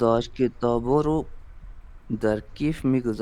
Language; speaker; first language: Persian; non-native, learner; Urdu